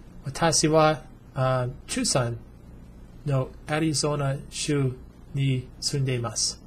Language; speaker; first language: Japanese; non-native, learner; English